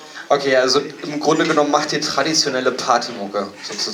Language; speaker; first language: German; native; German